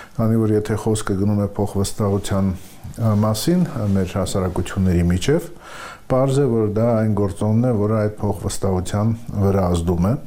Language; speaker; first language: Armenian; native; Armenian